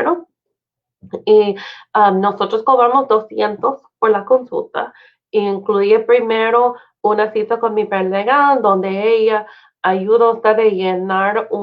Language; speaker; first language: Spanish; non-native, fluent; English